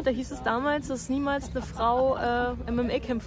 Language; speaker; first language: German; native; German